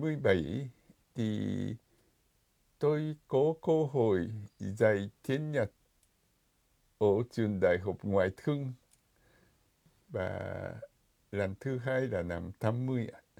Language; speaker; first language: Vietnamese; non-native, fluent; Japanese